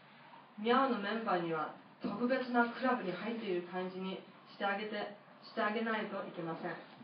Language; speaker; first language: Japanese; non-native, fluent; English